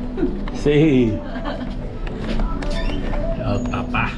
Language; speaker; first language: Spanish; non-native, fluent; English